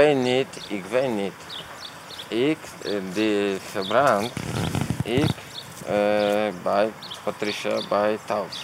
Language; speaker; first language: Dutch; non-native, learner; Polish